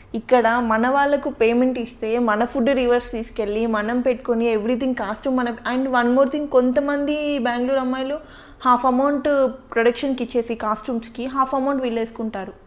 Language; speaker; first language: Telugu; native; Telugu